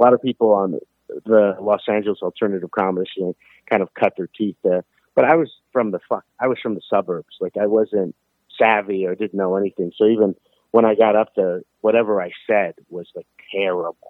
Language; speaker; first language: English; native; English